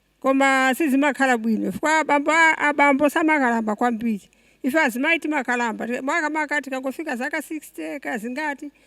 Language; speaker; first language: Nyanja; non-native, local second language; Tumbuka